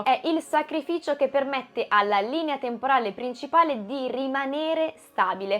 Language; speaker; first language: Italian; native; Italian